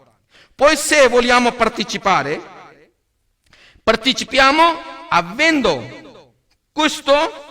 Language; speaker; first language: Italian; non-native, learner; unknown